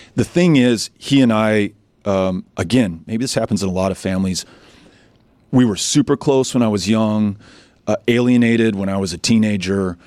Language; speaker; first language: English; native; English